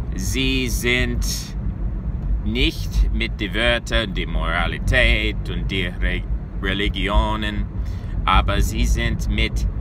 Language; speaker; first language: German; non-native, learner; English